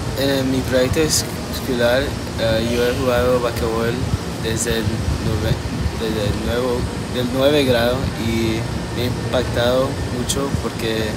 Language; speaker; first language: Spanish; early bilingual, heritage; Spanish